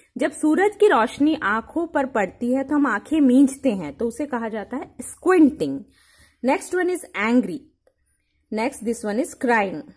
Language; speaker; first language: Hindi; native; Hindi